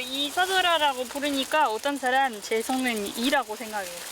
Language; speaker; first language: Korean; non-native, fluent; French